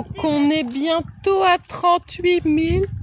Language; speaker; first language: French; native; French